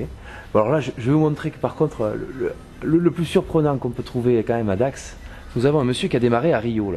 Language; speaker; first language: French; native; French